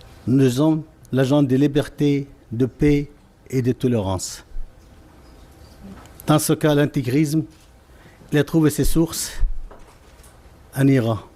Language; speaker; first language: French; non-native, fluent; Arabic